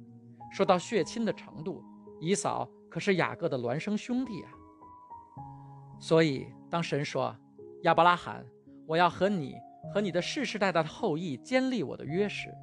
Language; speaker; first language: Chinese; native; Chinese